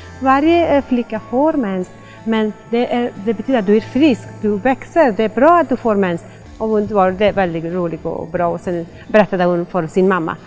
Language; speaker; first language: Swedish; non-native, fluent; Persian